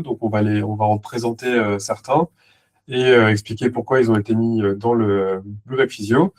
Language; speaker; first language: French; native; French